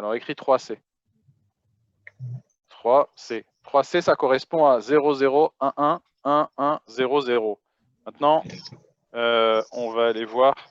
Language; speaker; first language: French; native; French